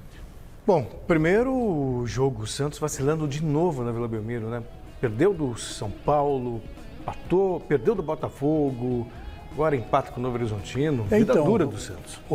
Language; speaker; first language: Portuguese; native; Portuguese